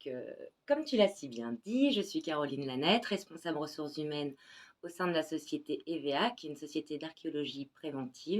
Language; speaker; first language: French; native; French